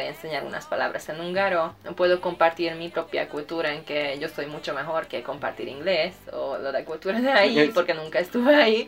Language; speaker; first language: Spanish; non-native, fluent; Hungarian